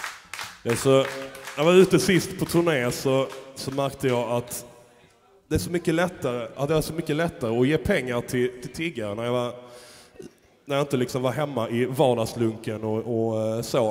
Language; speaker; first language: Swedish; native; Swedish